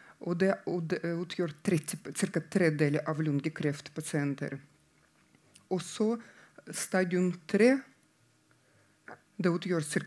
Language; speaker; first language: Norwegian; non-native, fluent; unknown